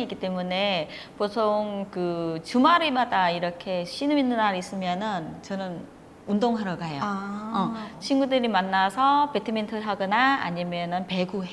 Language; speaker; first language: Korean; non-native, fluent; Vietnamese